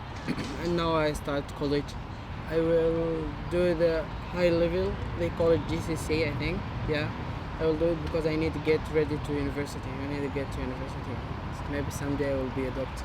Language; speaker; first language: English; non-native, learner; Arabic